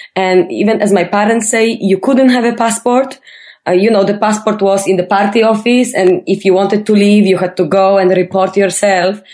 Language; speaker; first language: English; non-native, fluent; Polish